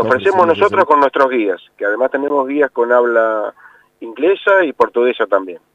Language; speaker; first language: Spanish; native; Spanish